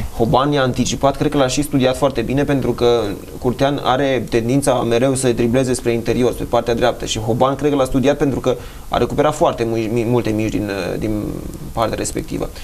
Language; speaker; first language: Romanian; native; Romanian